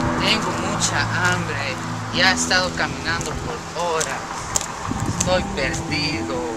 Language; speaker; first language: Spanish; non-native, learner; English